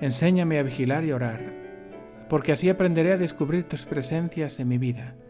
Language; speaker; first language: Spanish; native; Spanish